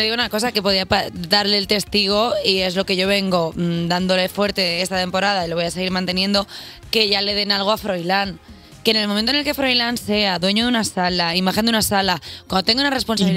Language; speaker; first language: Spanish; native; Spanish